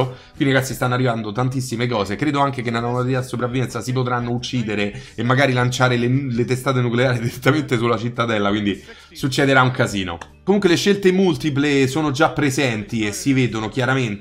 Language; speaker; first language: Italian; native; Italian